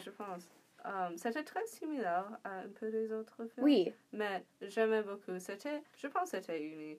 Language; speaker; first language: French; non-native, learner; English